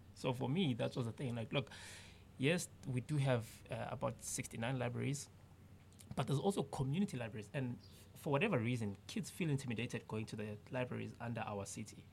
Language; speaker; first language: English; non-native, local second language; Zulu